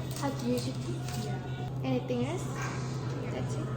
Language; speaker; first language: English; non-native, learner; Korean